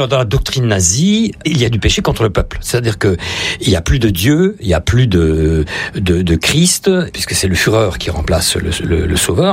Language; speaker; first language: French; native; French